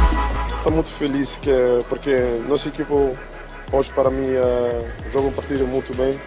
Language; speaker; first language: Portuguese; non-native, learner; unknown